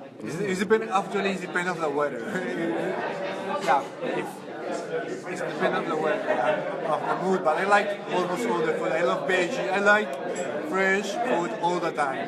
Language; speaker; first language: English; non-native, fluent; Spanish